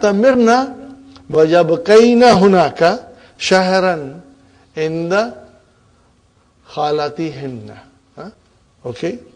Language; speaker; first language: Arabic; non-native, fluent; Urdu